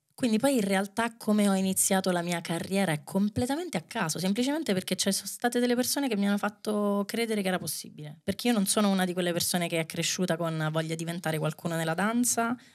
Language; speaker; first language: Italian; native; Italian